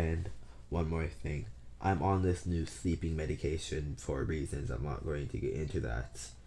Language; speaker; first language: English; native; English